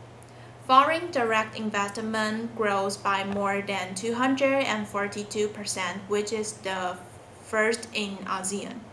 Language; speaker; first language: English; non-native, learner; Chinese